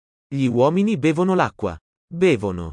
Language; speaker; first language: Italian; non-native, learner; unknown